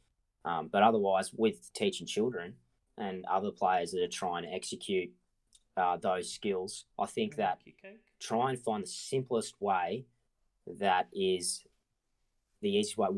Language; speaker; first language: English; native; English